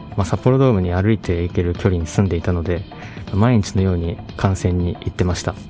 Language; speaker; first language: Japanese; native; Japanese